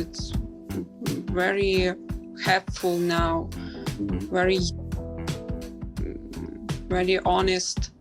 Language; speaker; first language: English; non-native, learner; Ukrainian